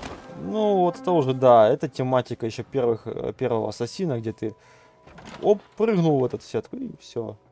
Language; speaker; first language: Russian; native; Russian